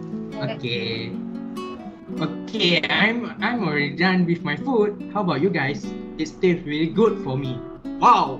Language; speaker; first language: English; non-native, learner; Malay